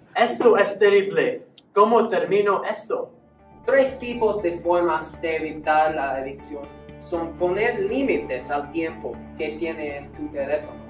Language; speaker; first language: Spanish; non-native, learner; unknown